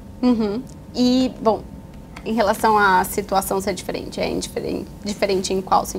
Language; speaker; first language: Portuguese; native; Portuguese